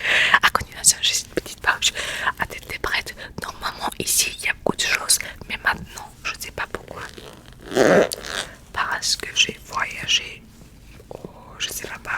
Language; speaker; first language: French; non-native, learner; Spanish